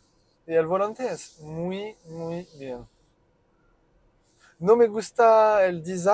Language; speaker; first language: Spanish; non-native, learner; French